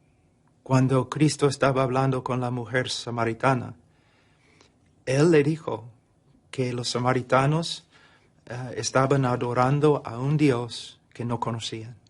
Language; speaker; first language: Spanish; non-native, fluent; English